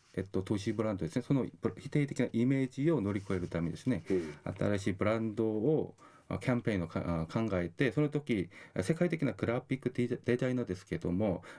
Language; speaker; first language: Japanese; non-native, fluent; Korean